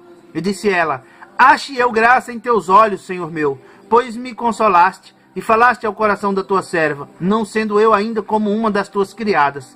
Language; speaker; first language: Portuguese; native; Portuguese